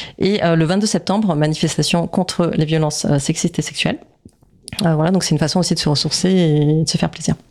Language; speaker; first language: French; native; French